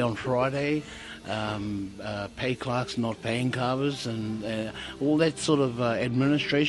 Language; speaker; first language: English; native; English